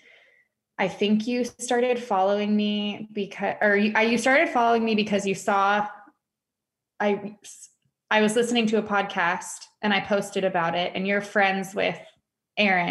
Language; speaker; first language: English; native; English